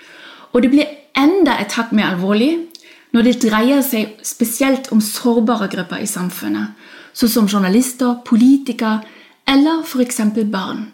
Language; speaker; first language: Norwegian; non-native, fluent; German